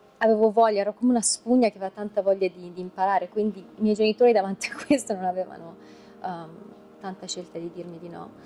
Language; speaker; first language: Italian; early bilingual, heritage; Italian